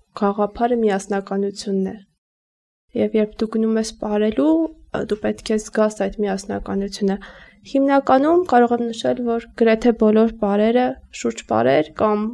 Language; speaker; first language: Armenian; native; Armenian